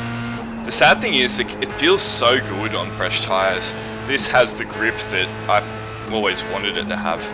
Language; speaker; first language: English; native; English